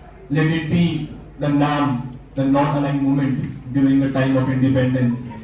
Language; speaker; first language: English; non-native, local second language; Hindi